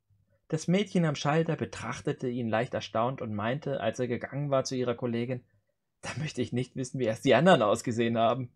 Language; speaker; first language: German; native; German